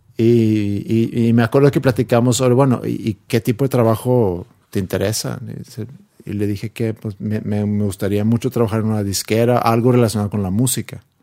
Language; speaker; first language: Spanish; non-native, fluent; Swedish